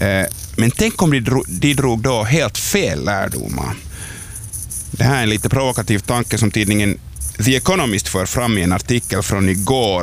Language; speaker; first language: Swedish; native; Swedish